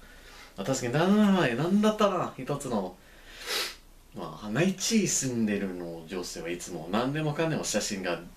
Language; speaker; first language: Japanese; non-native, learner; English